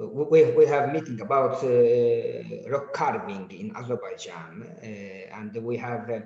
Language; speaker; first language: English; non-native, learner; Azerbaijani